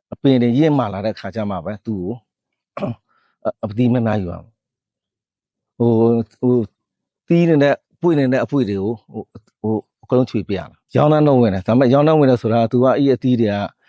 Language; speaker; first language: Burmese; native; Burmese